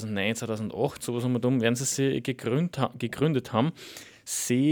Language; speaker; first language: German; native; German